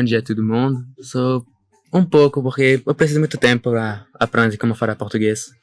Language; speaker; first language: Portuguese; non-native, learner; French